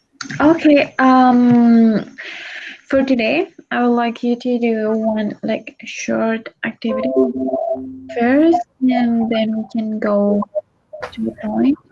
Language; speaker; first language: English; non-native, fluent; Spanish